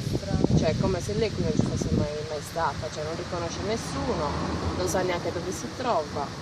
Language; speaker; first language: Italian; native; Italian